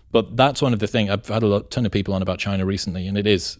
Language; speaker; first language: English; native; English